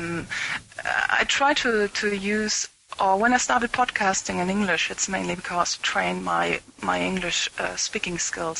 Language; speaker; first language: English; non-native, fluent; German